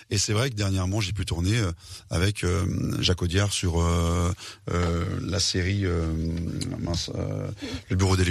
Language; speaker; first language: French; native; French